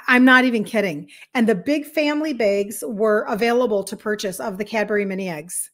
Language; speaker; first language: English; native; English